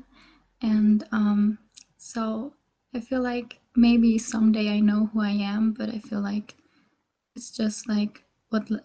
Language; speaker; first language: English; non-native, fluent; German